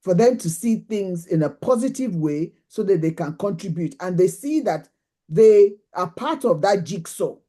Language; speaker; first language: English; non-native, local second language; Yoruba